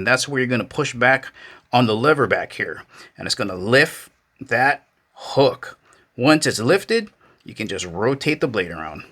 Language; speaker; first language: English; native; English